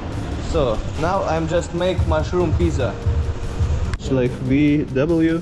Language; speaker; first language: English; non-native, learner; Russian